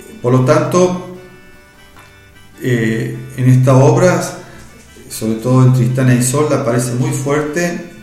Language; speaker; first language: Spanish; native; Spanish